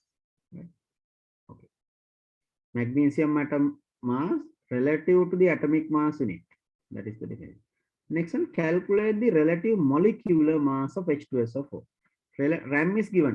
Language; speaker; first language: English; non-native, local second language; Sinhala